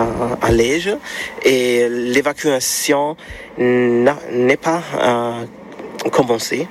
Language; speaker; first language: French; non-native, learner; German